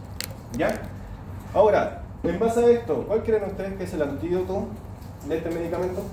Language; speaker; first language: Spanish; native; Spanish